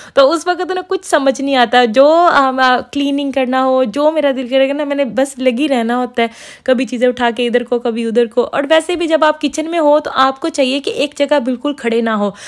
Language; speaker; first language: Urdu; non-native, local second language; Punjabi